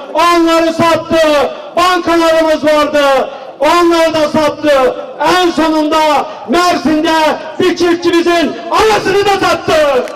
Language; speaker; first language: Turkish; native; Turkish